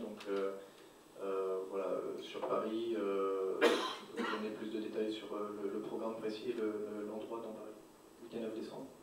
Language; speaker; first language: French; native; French